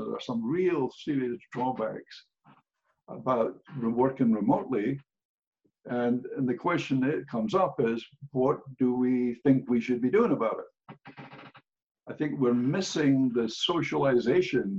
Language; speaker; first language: English; native; English